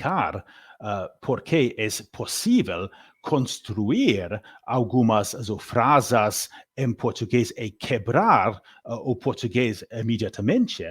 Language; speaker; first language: Portuguese; non-native, learner; English